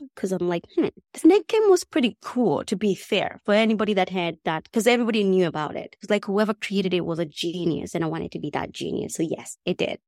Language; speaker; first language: English; non-native, local second language; Kamba